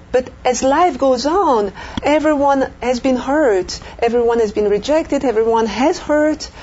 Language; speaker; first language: English; non-native, fluent; French